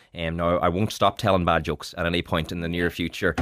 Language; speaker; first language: English; native; English